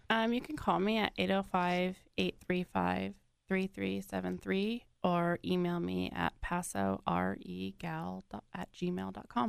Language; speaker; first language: English; native; English